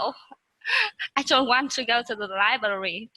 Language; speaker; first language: English; non-native, learner; Vietnamese